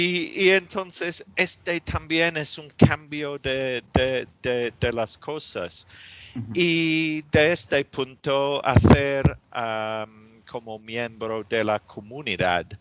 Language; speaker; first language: Spanish; non-native, learner; English